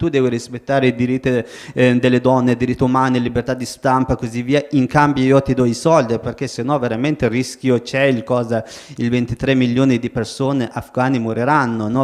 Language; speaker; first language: Italian; non-native, fluent; Hazaragi